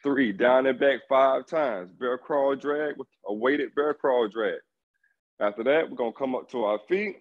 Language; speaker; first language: English; native; English